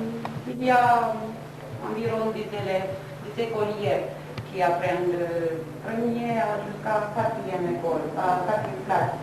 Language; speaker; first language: French; non-native, fluent; Romanian